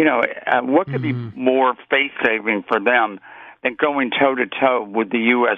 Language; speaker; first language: English; native; English